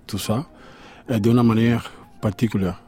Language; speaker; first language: French; non-native, learner; Spanish